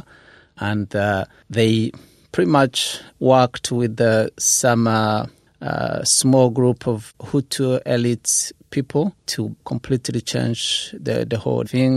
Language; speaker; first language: English; non-native, local second language; Kinyarwanda